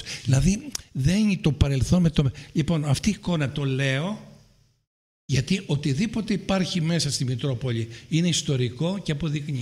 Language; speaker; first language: Greek; native; Greek